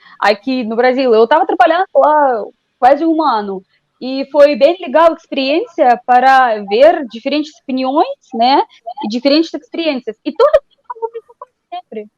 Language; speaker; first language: Portuguese; non-native, fluent; Russian